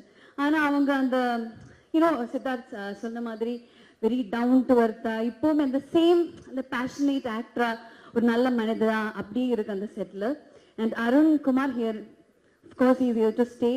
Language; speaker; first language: Tamil; non-native, fluent; Malayalam